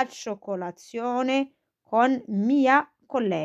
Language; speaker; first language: Italian; non-native, fluent; Arabic